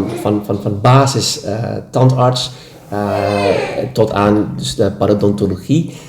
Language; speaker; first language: Dutch; non-native, fluent; Indonesian